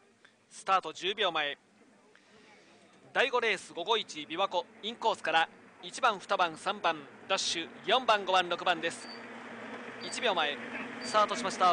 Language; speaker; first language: Japanese; native; Japanese